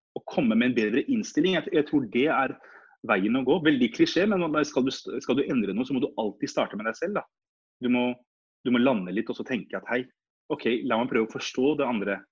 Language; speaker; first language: Norwegian; early bilingual, other home language; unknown